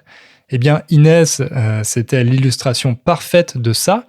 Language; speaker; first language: French; native; French